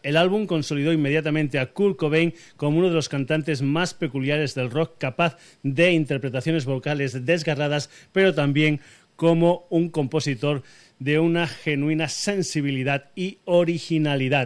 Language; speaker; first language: Spanish; native; Spanish